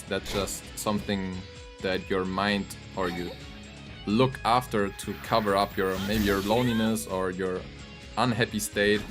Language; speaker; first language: English; non-native, fluent; German